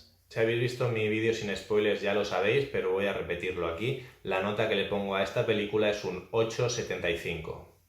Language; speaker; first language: Spanish; native; Spanish